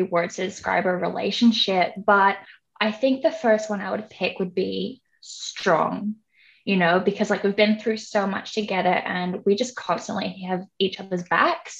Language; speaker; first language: English; non-native, local second language; Cantonese